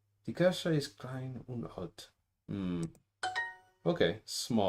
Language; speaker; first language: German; non-native, learner; English